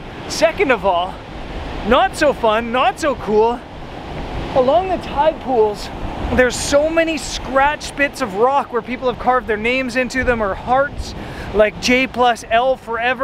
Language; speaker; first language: English; native; English